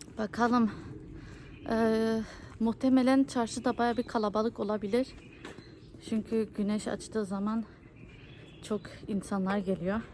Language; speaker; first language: Turkish; early bilingual, heritage; Turkish